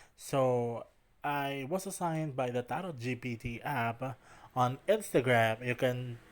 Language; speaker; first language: English; non-native, local second language; Filipino